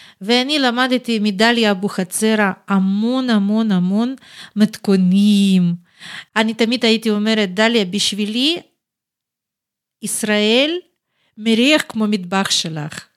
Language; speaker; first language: Hebrew; non-native, fluent; Russian